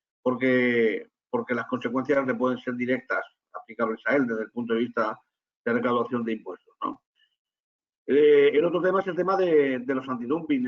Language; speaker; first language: Spanish; native; Spanish